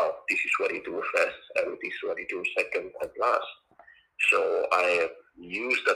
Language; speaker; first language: English; non-native, local second language; Tongan